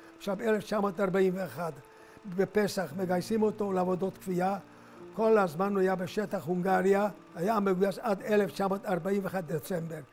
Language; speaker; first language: Hebrew; non-native, fluent; Hungarian